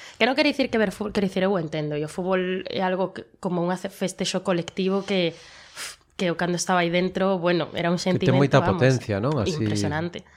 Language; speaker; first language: Galician; non-native, local second language; Spanish